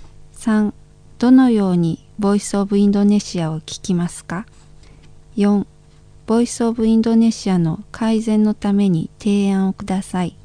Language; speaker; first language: Japanese; non-native, fluent; Indonesian